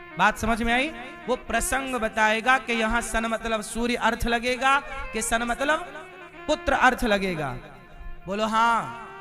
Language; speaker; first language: Hindi; native; Hindi